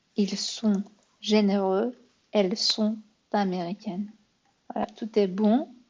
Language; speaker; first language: French; non-native, fluent; Persian